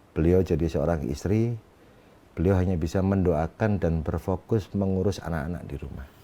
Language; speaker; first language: Indonesian; non-native, local second language; Sundanese